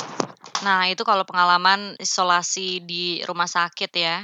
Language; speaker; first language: Indonesian; native; Indonesian